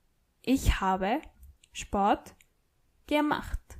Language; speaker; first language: German; non-native, fluent; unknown